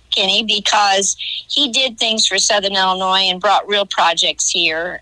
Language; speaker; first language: English; native; English